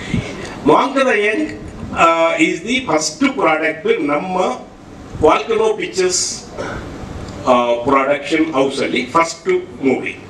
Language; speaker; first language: Kannada; non-native, learner; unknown